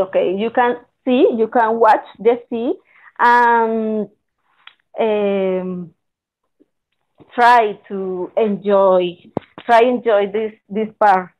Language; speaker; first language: English; non-native, learner; Spanish